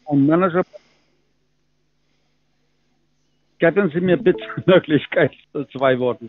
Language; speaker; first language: German; non-native, learner; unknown